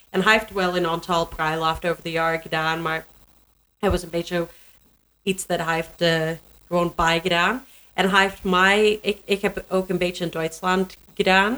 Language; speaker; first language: Dutch; non-native, learner; English